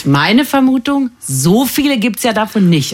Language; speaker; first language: German; native; German